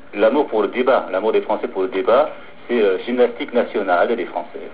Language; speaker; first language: French; non-native, fluent; Korean